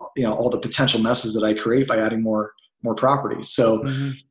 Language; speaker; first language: English; native; English